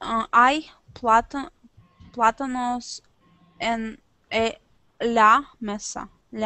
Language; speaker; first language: Spanish; non-native, learner; Russian